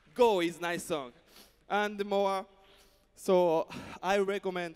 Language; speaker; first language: English; non-native, learner; Japanese